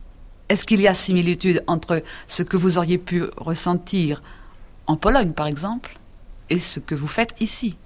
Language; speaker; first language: French; native; French